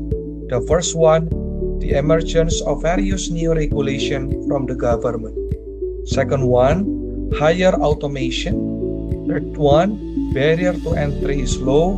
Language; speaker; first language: English; non-native, learner; Indonesian